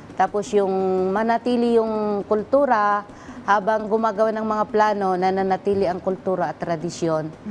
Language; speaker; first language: Filipino; non-native, local second language; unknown